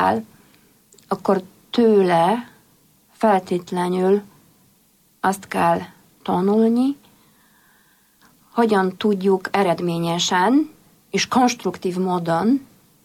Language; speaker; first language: Hungarian; non-native, fluent; Polish